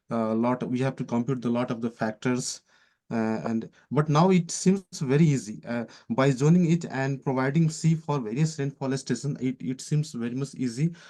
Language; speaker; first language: English; non-native, local second language; Nepali